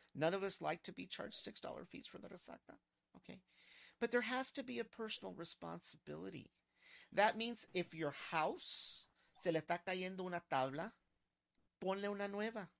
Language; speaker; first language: English; early bilingual, other home language; Spanish